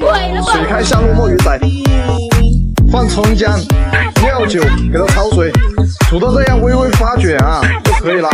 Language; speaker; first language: Chinese; native; Chinese